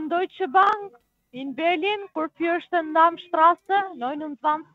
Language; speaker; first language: German; non-native, learner; Italian